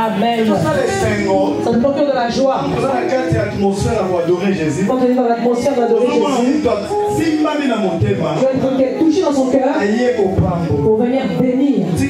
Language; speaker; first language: French; non-native, local second language; Lingala